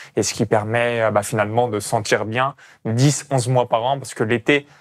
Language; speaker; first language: French; native; French